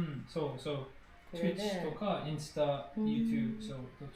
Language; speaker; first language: Japanese; non-native, learner; English